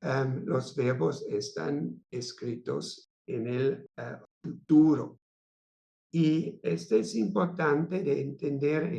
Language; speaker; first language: Spanish; non-native, fluent; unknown